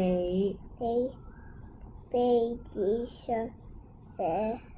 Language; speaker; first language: Chinese; non-native, local second language; Cantonese